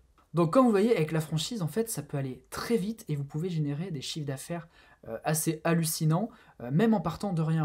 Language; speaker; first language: French; native; French